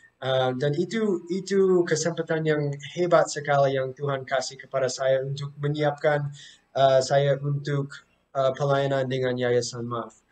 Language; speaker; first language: Indonesian; non-native, fluent; English